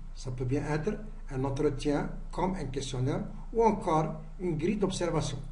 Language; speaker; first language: French; non-native, local second language; Arabic